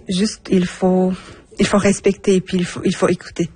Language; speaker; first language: French; non-native, fluent; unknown